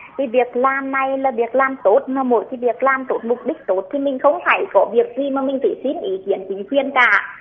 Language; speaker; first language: Vietnamese; native; Vietnamese